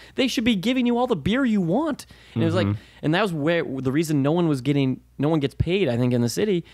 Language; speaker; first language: English; native; English